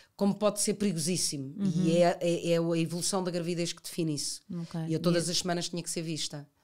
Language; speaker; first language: Portuguese; native; Portuguese